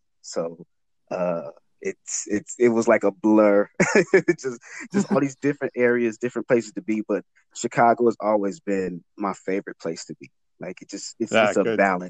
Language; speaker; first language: English; native; English